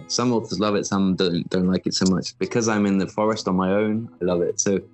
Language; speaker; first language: English; native; English